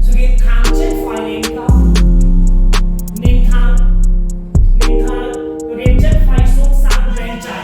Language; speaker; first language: Vietnamese; non-native, learner; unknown